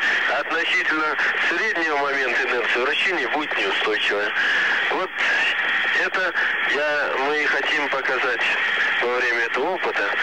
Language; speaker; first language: Russian; native; Russian